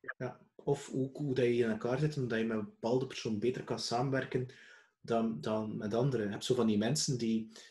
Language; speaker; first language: Dutch; native; Dutch